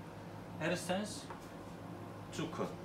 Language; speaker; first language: German; non-native, learner; Korean